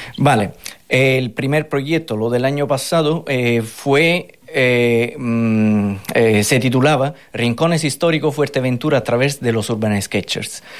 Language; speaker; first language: Spanish; non-native, fluent; Italian